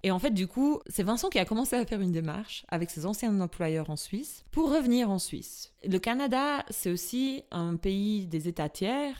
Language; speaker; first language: French; non-native, fluent; Albanian